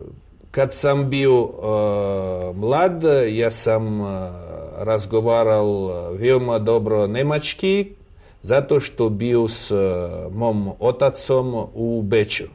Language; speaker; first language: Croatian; non-native, fluent; Russian